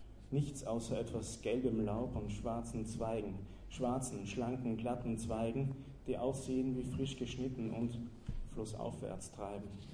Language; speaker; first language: German; native; German